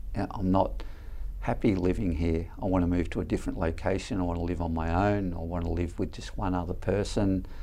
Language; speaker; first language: English; native; English